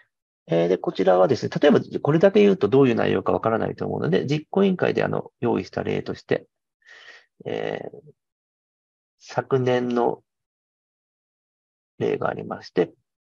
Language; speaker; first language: Japanese; native; Japanese